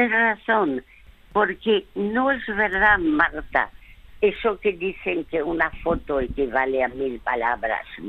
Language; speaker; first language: Spanish; early bilingual, other home language; French